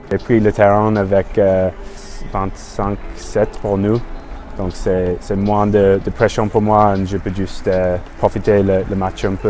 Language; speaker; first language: French; non-native, learner; English